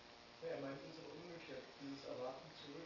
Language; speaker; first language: German; native; German